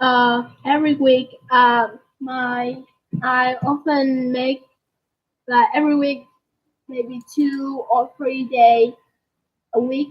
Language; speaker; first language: English; non-native, learner; Vietnamese